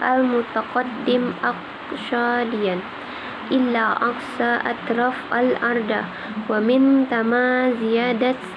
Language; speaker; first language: Arabic; non-native, learner; Indonesian